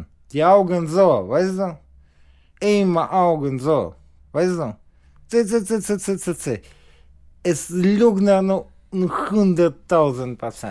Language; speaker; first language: German; non-native, learner; Russian